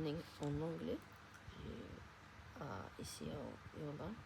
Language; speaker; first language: French; non-native, fluent; Japanese